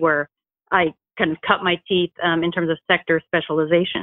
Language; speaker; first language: English; native; English